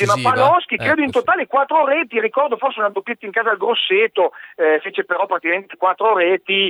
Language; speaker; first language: Italian; native; Italian